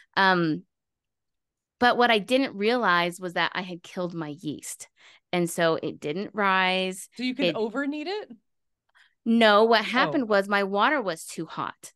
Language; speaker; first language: English; native; English